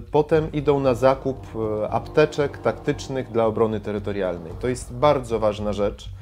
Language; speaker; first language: Polish; non-native, fluent; Ukrainian